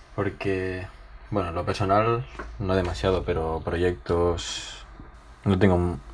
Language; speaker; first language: Spanish; native; Spanish